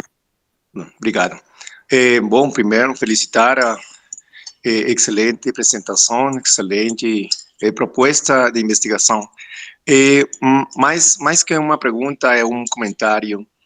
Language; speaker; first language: Portuguese; non-native, fluent; Spanish